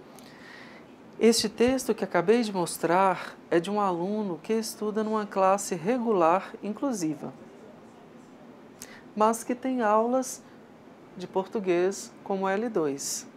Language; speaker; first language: Portuguese; native; Portuguese